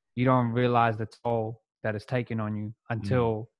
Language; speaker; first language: English; non-native, local second language; Punjabi